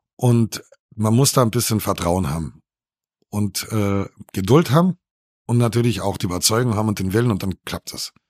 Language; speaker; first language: German; native; German